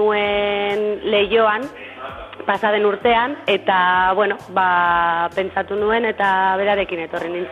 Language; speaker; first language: Basque; non-native, local second language; Spanish